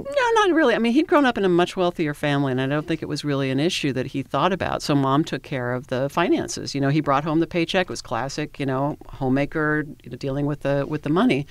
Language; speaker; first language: English; native; English